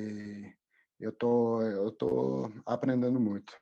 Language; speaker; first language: Portuguese; non-native, fluent; French